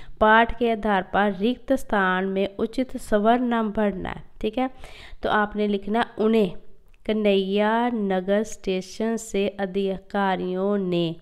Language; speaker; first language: Hindi; non-native, local second language; Punjabi